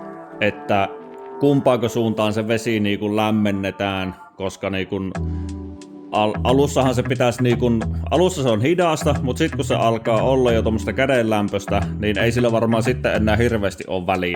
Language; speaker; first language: Finnish; native; Finnish